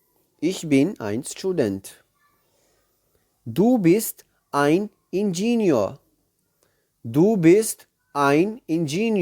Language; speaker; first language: German; non-native, learner; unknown